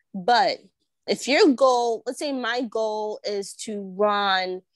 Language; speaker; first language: English; native; English